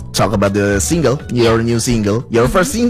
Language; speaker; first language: English; non-native, fluent; Indonesian